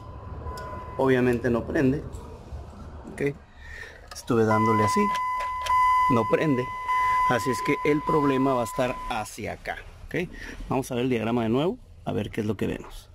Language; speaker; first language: Spanish; native; Spanish